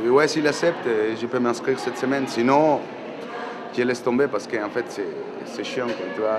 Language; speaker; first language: French; non-native, fluent; Spanish